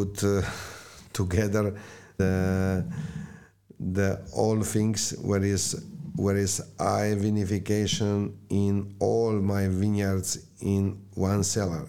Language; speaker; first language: English; non-native, learner; Slovenian